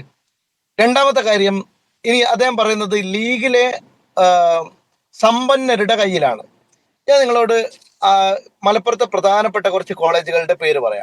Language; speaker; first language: Malayalam; native; Malayalam